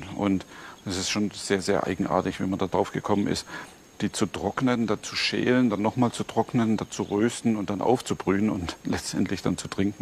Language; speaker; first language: German; native; German